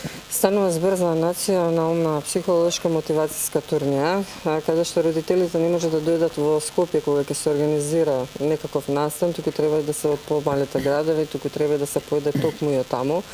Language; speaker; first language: Macedonian; native; Macedonian